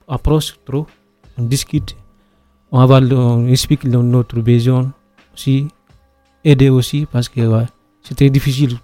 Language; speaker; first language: French; non-native, local second language; Fula